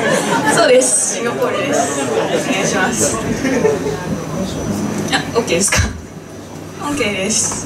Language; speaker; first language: Japanese; non-native, learner; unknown